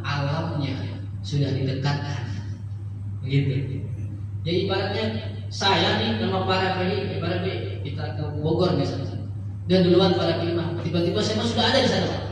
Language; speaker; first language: Indonesian; native; Indonesian